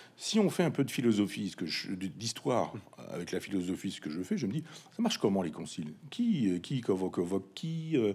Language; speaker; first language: French; native; French